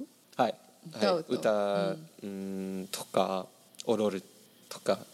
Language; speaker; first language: Japanese; non-native, learner; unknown